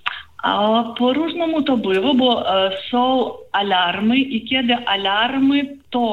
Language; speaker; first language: Polish; non-native, learner; Ukrainian